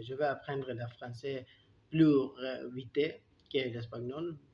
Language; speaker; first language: French; non-native, learner; Turkish